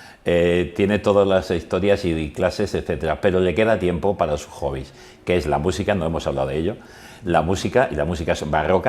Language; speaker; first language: Spanish; native; Spanish